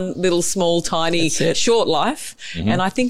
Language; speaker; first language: English; native; English